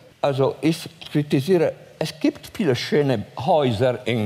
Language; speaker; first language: German; non-native, fluent; Italian